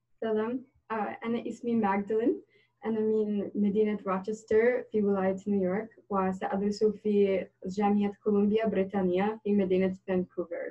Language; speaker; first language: Arabic; non-native, learner; English